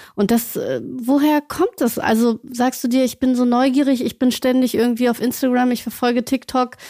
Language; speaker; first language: German; native; German